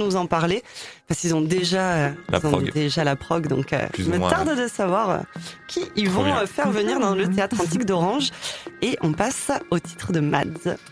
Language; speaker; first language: French; native; French